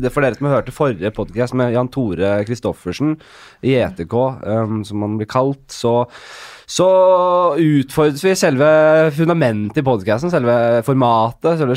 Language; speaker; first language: Norwegian; native; Norwegian